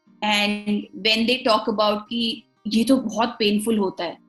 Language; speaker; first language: English; non-native, local second language; Hindi